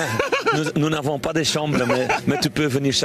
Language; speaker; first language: French; non-native, local second language; Dutch